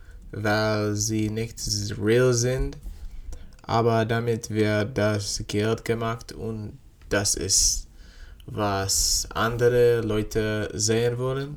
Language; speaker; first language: German; non-native, learner; English